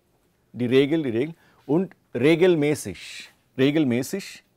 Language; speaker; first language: German; non-native, fluent; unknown